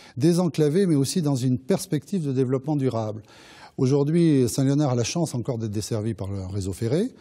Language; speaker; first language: French; native; French